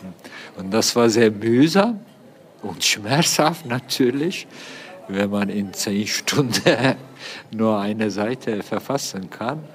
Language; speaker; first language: German; non-native, fluent; Turkish